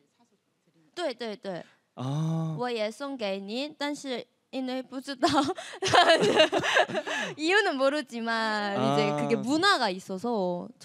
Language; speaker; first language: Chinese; non-native, learner; Korean